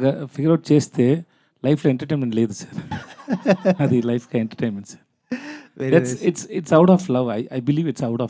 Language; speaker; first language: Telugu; non-native, learner; Tamil